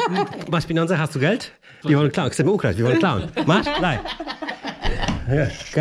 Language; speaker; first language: German; non-native, fluent; Polish